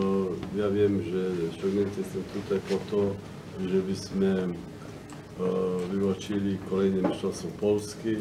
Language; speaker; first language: Polish; non-native, fluent; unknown